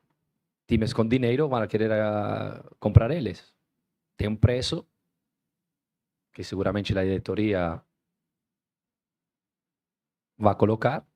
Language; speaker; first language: Portuguese; non-native, fluent; Spanish